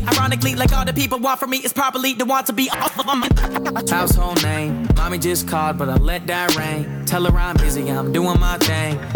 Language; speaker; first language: English; native; English